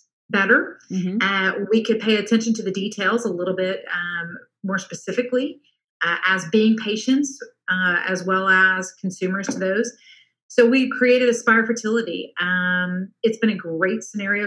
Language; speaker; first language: English; native; English